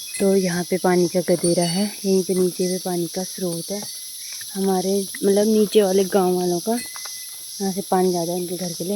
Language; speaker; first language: Hindi; native; Hindi